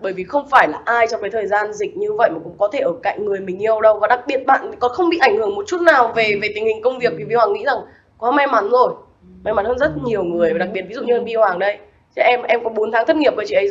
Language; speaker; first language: Vietnamese; native; Vietnamese